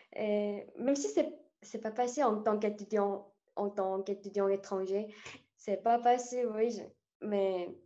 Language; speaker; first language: French; non-native, learner; Korean